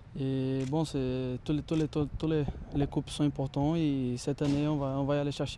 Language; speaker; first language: French; non-native, learner; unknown